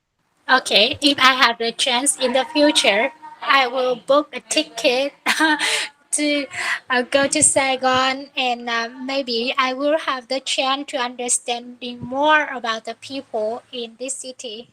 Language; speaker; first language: English; non-native, learner; Vietnamese